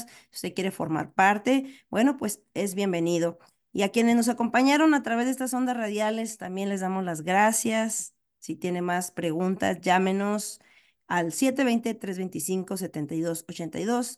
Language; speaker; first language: Spanish; native; Spanish